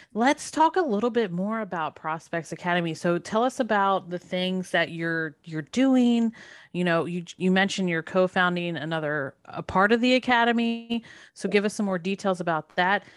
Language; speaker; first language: English; native; English